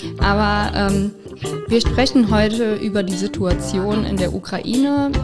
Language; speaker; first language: German; native; German